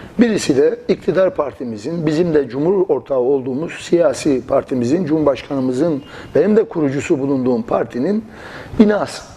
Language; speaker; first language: Turkish; native; Turkish